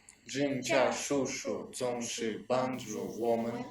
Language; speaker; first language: Chinese; non-native, learner; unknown